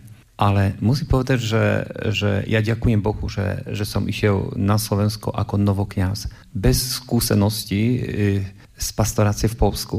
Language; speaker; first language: Slovak; non-native, fluent; Polish